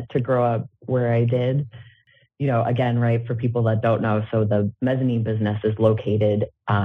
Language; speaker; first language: English; native; English